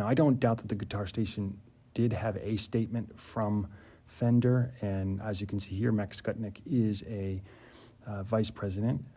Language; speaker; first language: English; native; English